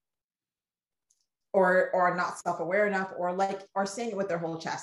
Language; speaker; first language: English; native; English